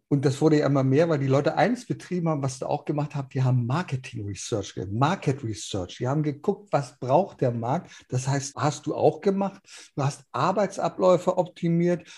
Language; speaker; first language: German; early bilingual, heritage; Danish